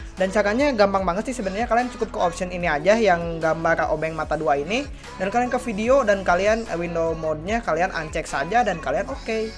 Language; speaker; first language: Indonesian; native; Indonesian